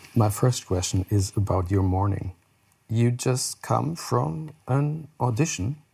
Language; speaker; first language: English; non-native, fluent; German